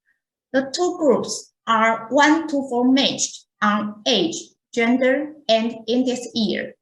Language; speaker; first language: English; non-native, fluent; Chinese